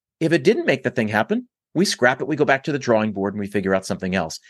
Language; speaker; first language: English; native; English